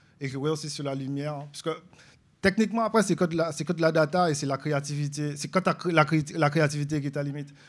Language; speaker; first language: French; native; French